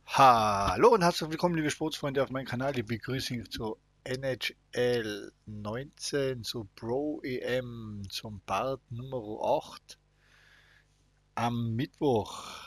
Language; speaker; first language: German; native; German